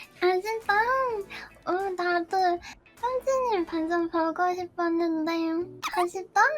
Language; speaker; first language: Korean; non-native, learner; Japanese